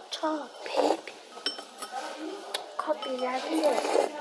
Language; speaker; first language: Korean; non-native, learner; Mongolian